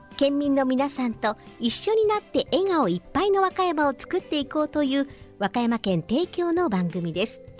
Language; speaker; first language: Japanese; native; Japanese